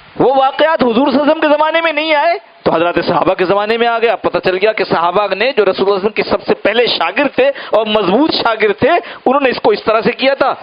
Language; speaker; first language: Urdu; native; Urdu